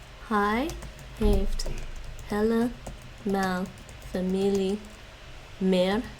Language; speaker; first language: Dutch; non-native, learner; English